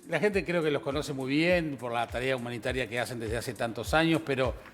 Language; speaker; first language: Spanish; native; Spanish